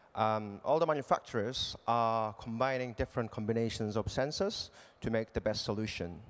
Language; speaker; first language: English; non-native, fluent; Korean